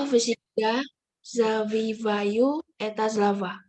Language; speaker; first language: Russian; non-native, learner; Indonesian